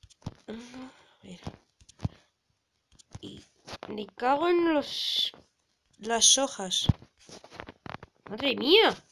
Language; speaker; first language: Spanish; native; Spanish